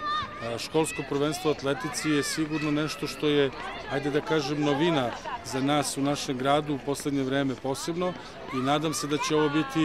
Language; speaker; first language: Serbian; native; Serbian